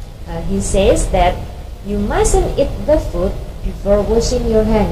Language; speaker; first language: English; non-native, fluent; Indonesian